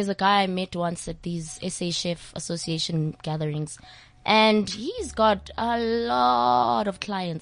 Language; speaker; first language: English; non-native, local second language; Southern Sotho